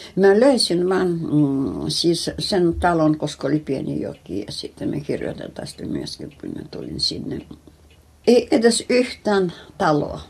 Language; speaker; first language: Finnish; non-native, local second language; Russian